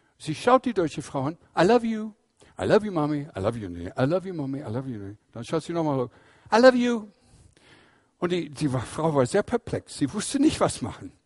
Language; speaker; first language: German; non-native, fluent; English